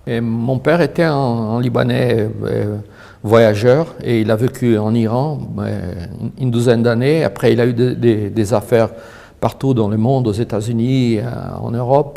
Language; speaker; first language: French; non-native, fluent; Portuguese